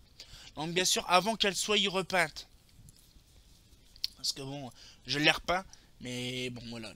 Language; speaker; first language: French; native; French